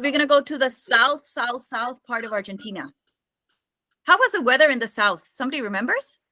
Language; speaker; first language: English; non-native, fluent; Spanish